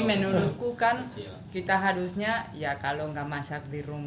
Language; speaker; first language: Indonesian; non-native, fluent; Spanish